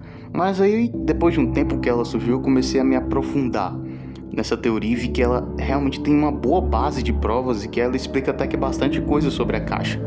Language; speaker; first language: Portuguese; native; Portuguese